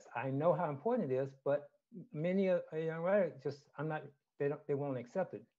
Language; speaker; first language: English; native; English